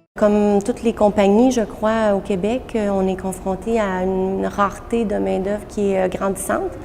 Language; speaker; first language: French; native; French